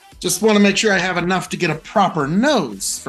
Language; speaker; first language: English; native; English